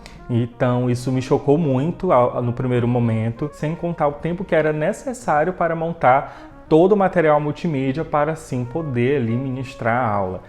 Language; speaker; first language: Portuguese; native; Portuguese